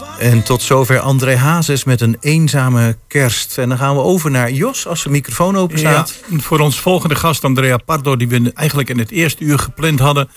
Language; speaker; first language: Dutch; native; Dutch